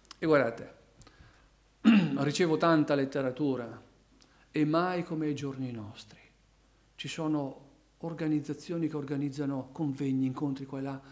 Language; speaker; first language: Italian; native; Italian